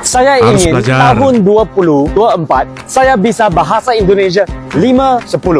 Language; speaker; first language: Indonesian; non-native, learner; English